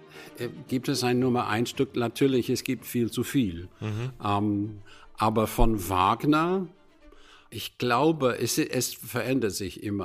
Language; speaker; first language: German; non-native, fluent; English